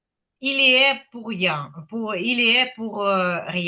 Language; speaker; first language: French; non-native, fluent; Ukrainian